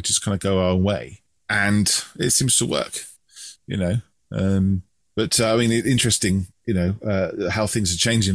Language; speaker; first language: English; native; English